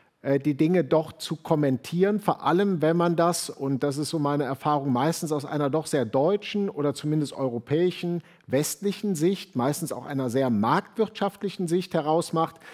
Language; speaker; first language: German; native; German